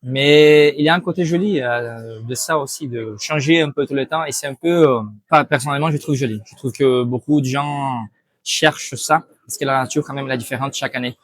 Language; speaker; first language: French; non-native, fluent; Portuguese